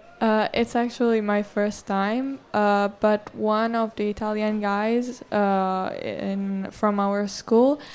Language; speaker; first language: English; non-native, fluent; Italian